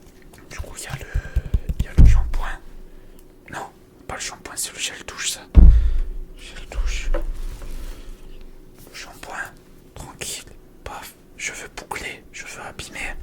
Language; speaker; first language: French; native; French